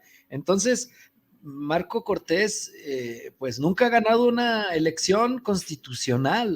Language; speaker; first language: Spanish; native; Spanish